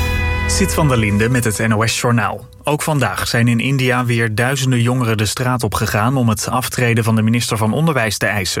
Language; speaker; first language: Dutch; native; Dutch